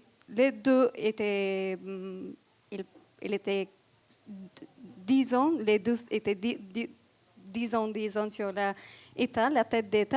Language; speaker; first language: French; non-native, fluent; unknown